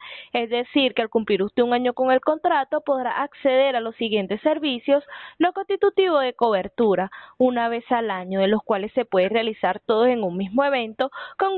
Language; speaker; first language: Spanish; native; Spanish